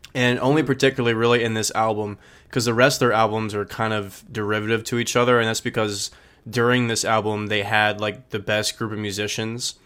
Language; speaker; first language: English; native; English